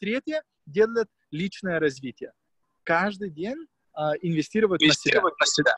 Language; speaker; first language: Russian; non-native, fluent; Lithuanian